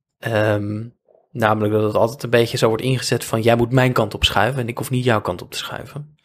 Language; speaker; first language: Dutch; native; Dutch